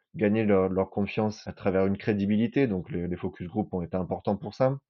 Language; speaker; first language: French; native; French